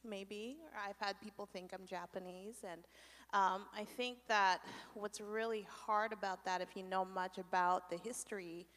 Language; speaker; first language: English; native; English